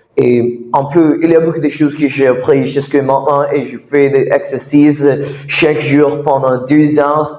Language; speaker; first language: French; non-native, learner; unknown